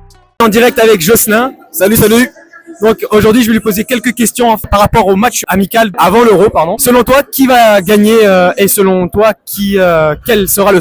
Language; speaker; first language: French; native; French